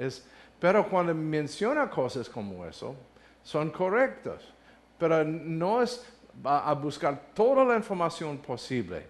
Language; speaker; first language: Spanish; non-native, learner; English